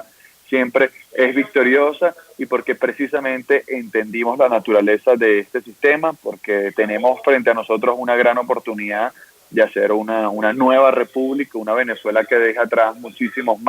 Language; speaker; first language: Spanish; native; Spanish